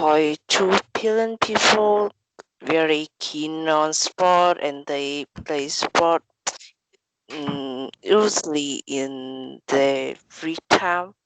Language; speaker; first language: English; non-native, learner; Vietnamese